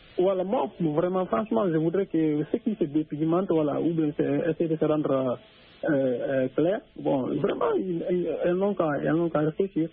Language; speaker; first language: French; non-native, local second language; Fula